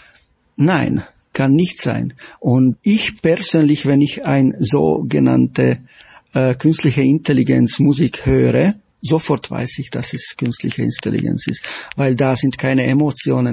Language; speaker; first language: German; non-native, fluent; Slovak